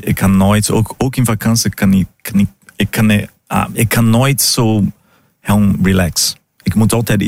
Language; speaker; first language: Dutch; non-native, fluent; Portuguese